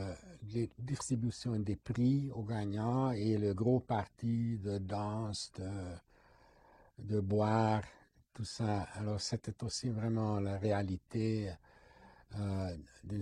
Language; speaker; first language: French; non-native, fluent; Hungarian